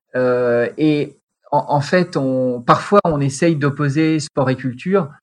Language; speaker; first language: French; native; French